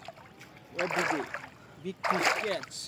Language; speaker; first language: English; non-native, learner; Bangla